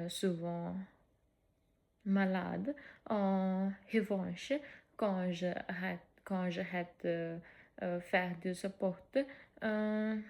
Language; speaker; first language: French; non-native, fluent; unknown